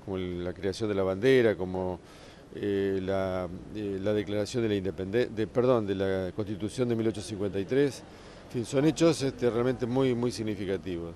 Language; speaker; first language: Spanish; native; Spanish